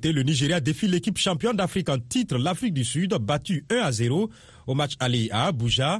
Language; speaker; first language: French; non-native, local second language; Mossi